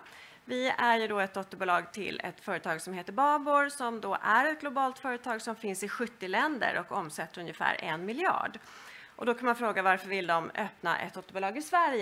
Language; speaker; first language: Swedish; native; Swedish